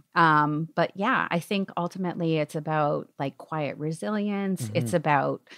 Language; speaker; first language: English; native; English